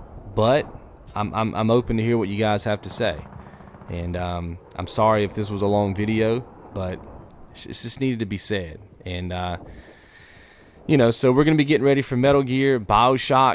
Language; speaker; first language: English; native; English